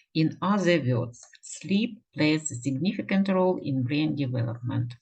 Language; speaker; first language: English; non-native, fluent; Ukrainian